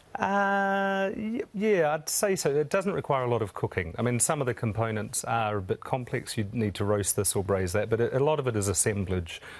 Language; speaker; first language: English; native; English